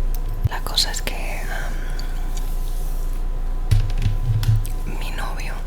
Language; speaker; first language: Spanish; non-native, learner; English